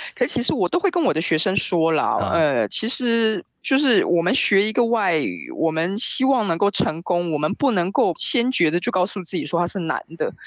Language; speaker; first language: Chinese; non-native, local second language; Min Nan Chinese